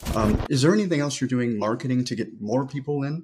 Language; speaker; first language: English; native; English